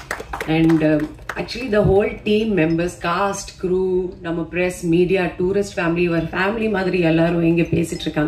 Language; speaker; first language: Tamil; non-native, fluent; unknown